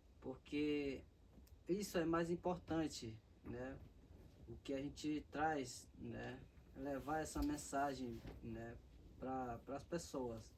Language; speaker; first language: Portuguese; non-native, local second language; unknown